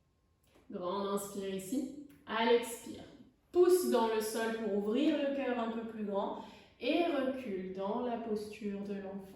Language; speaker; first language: French; native; French